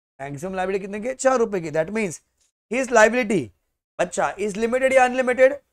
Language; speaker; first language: Hindi; native; Hindi